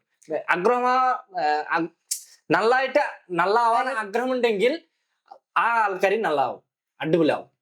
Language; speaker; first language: Malayalam; non-native, fluent; Bangla